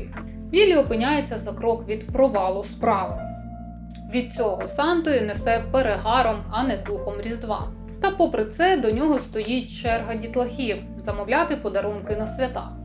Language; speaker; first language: Ukrainian; native; Ukrainian